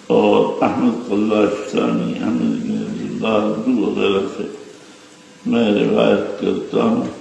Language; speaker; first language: Urdu; native; Urdu